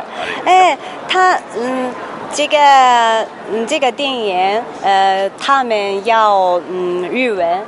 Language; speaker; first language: Chinese; non-native, learner; Japanese